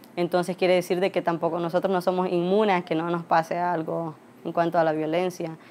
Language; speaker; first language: Spanish; native; Spanish